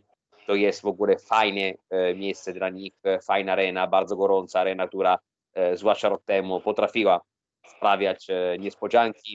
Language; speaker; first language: Polish; non-native, fluent; Italian